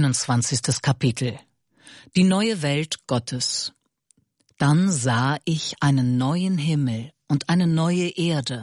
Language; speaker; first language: German; native; German